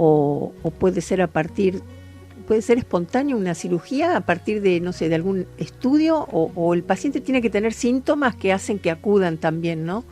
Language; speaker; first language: Spanish; native; Spanish